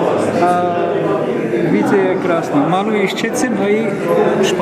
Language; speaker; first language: Czech; non-native, learner; Armenian